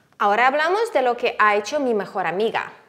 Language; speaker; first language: Spanish; non-native, fluent; Ukrainian